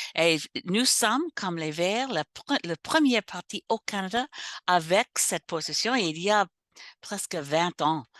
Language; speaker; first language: French; non-native, local second language; English